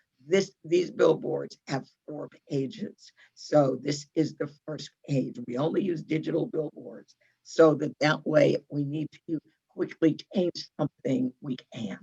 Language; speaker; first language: English; native; English